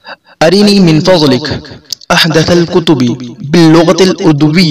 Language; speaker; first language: Arabic; non-native, fluent; Urdu